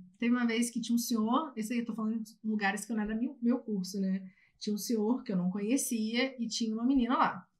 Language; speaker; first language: Portuguese; native; Portuguese